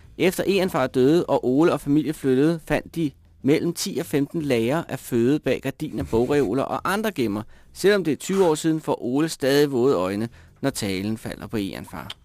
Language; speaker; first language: Danish; native; Danish